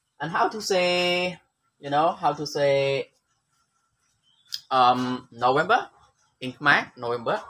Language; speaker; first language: English; non-native, learner; Khmer